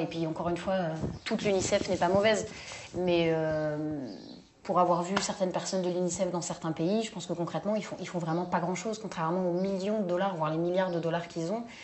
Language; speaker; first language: French; native; French